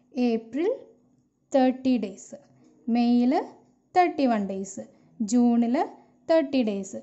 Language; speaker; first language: English; non-native, local second language; Malayalam